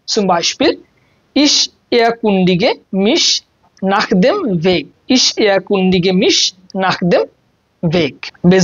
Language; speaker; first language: German; non-native, learner; Bangla